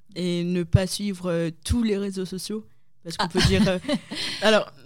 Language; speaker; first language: French; native; French